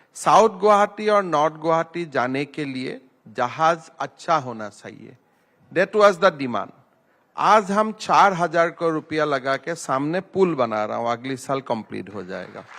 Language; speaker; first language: Hindi; non-native, local second language; Assamese